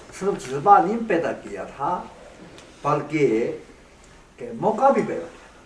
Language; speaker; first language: Urdu; non-native, fluent; Chinese